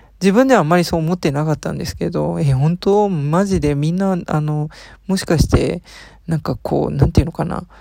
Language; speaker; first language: Japanese; early bilingual, heritage; Japanese